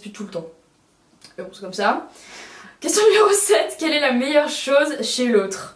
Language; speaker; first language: French; native; French